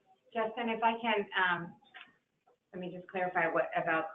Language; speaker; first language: English; native; English